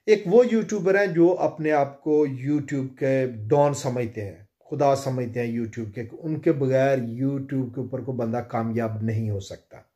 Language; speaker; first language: Urdu; non-native, local second language; Punjabi